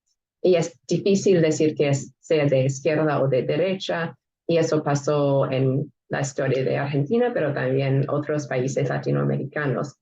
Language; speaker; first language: Spanish; non-native, fluent; English